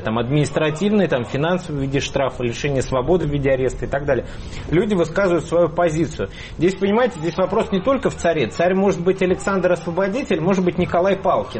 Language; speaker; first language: Russian; native; Russian